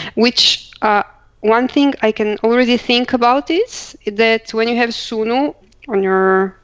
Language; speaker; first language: English; non-native, fluent; Croatian